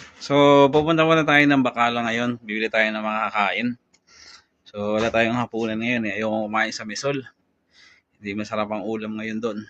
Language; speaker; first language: Filipino; native; Filipino